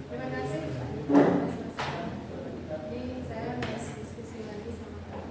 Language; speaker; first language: Indonesian; native; Indonesian